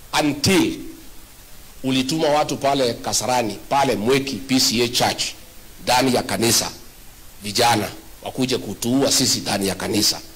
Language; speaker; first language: Swahili; native; Swahili